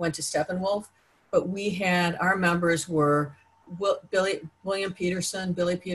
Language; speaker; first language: English; native; English